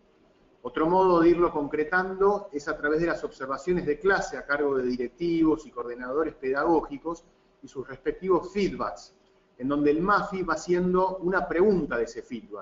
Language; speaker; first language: Spanish; native; Spanish